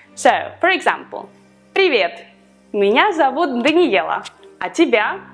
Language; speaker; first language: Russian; non-native, fluent; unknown